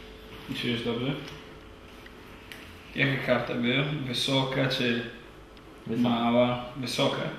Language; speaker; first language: Polish; non-native, learner; Italian